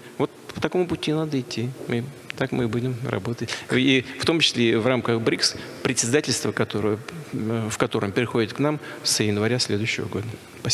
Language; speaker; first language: Russian; native; Russian